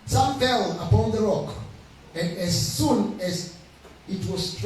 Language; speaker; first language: English; non-native, local second language; Swahili